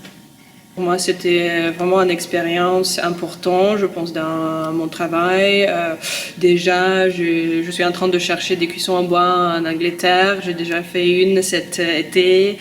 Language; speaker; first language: French; non-native, learner; Russian